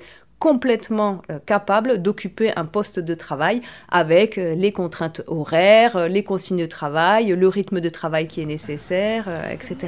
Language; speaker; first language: French; native; French